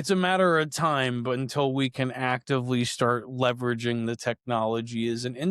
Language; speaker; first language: English; native; English